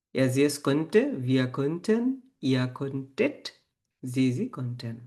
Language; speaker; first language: German; non-native, fluent; Bangla